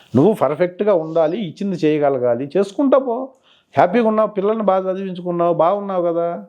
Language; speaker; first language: Telugu; native; Telugu